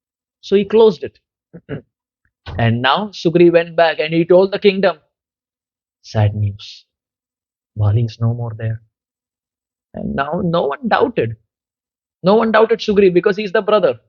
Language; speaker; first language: English; non-native, local second language; Hindi